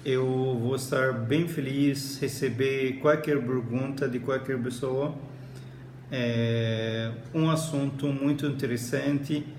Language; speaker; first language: Portuguese; non-native, fluent; Arabic